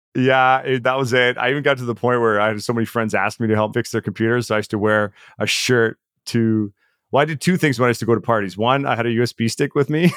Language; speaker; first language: English; early bilingual, other home language; Czech